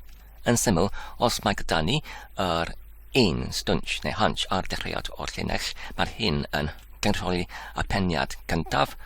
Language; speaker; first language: Welsh; non-native, learner; Polish